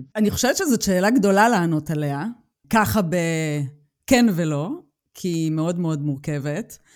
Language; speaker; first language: Hebrew; native; Hebrew